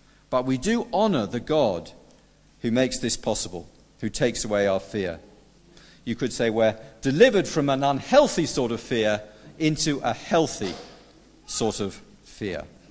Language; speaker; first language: English; native; English